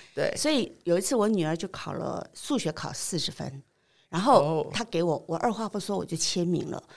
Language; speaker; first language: Chinese; native; Chinese